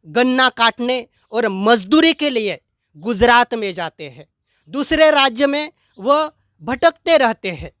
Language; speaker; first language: Hindi; non-native, local second language; Marathi